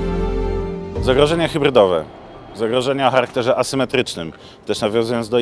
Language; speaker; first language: Polish; native; Polish